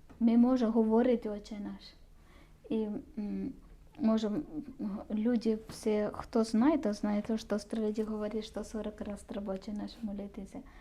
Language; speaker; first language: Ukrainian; non-native, learner; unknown